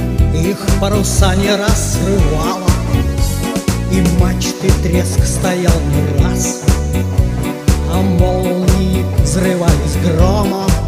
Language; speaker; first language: Russian; native; Russian